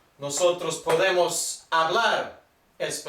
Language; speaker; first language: Spanish; non-native, fluent; English